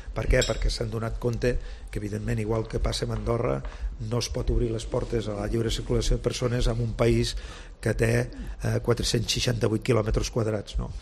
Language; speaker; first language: Catalan; native; Catalan